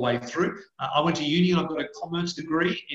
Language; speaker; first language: English; native; English